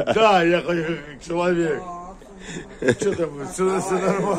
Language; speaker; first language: Russian; native; Russian